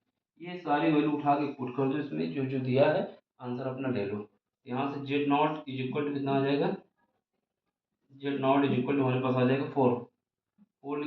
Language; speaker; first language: Hindi; native; Hindi